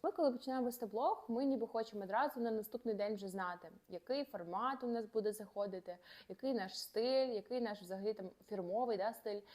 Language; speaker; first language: Ukrainian; native; Ukrainian